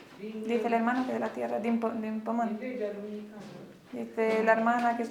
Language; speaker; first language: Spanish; non-native, fluent; Romanian